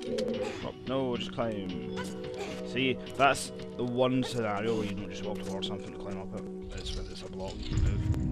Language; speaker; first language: English; native; English